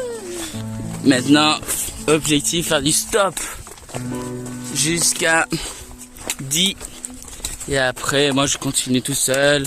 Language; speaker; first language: French; native; French